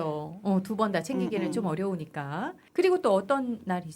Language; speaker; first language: Korean; native; Korean